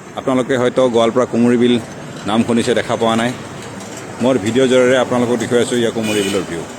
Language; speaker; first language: Assamese; native; Assamese